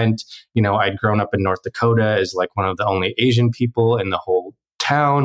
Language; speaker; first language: English; early bilingual, other home language; Korean